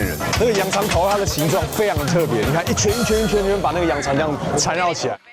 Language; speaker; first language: Chinese; native; Chinese